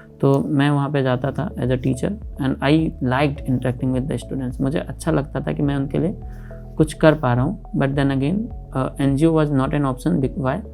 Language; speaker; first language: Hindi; native; Hindi